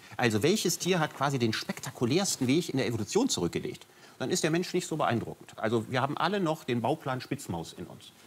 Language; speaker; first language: German; native; German